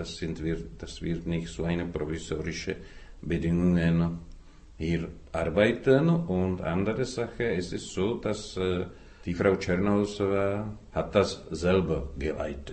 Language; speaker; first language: German; non-native, fluent; Czech